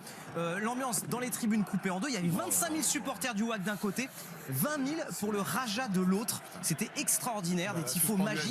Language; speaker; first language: French; native; French